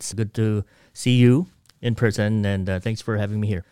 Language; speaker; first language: English; non-native, local second language; Hiligaynon